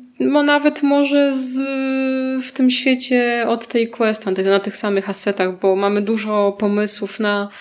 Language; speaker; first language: Polish; native; Polish